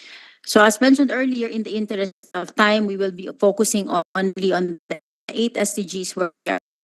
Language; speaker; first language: English; non-native, local second language; Filipino